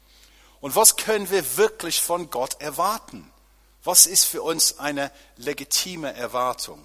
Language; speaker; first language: German; non-native, fluent; English